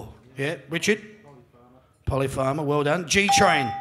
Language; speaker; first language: English; native; English